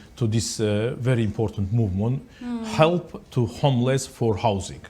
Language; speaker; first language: English; non-native, learner; Azerbaijani